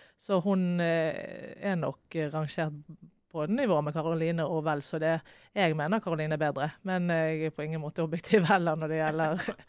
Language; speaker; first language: Norwegian; native; Norwegian